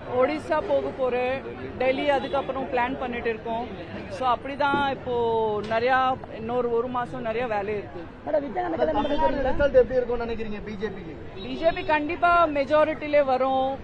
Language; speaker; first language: Tamil; non-native, fluent; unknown